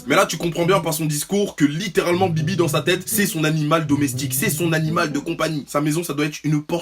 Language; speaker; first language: French; native; French